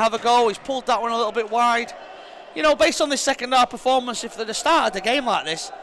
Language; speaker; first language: English; native; English